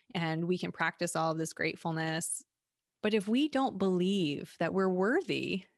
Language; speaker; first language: English; native; English